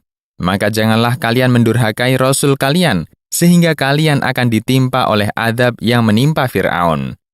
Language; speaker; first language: Indonesian; native; Indonesian